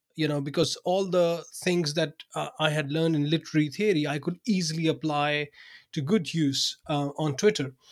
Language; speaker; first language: English; non-native, local second language; Urdu